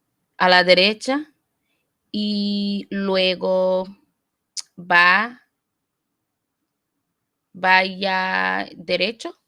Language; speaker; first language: Spanish; non-native, learner; English